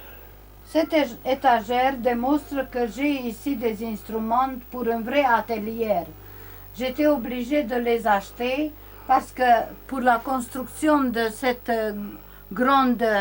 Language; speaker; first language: French; non-native, learner; Romanian